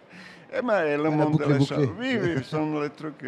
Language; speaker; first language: French; non-native, learner; Serbian